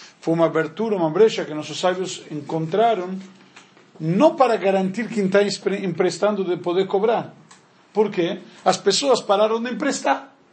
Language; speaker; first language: Portuguese; non-native, fluent; Spanish